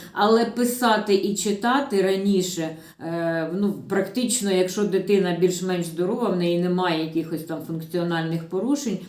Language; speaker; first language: Ukrainian; non-native, local second language; Russian